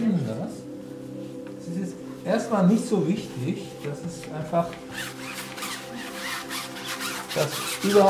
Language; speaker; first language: German; non-native, fluent; Georgian